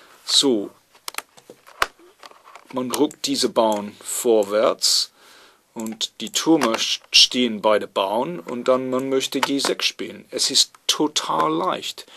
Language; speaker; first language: German; non-native, fluent; English